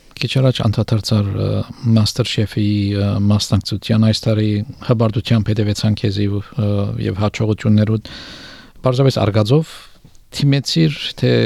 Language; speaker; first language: Armenian; native; Armenian